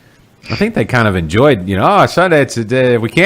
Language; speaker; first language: English; native; English